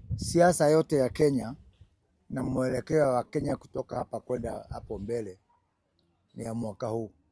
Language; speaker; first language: Swahili; native; Swahili